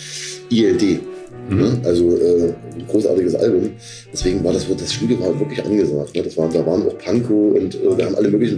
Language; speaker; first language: German; native; German